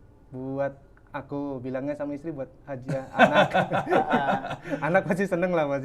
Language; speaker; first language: Indonesian; native; Indonesian